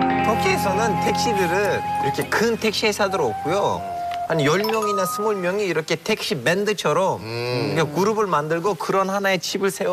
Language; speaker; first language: Korean; non-native, fluent; Turkish